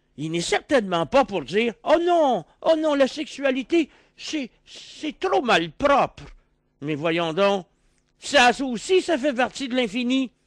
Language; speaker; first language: French; native; French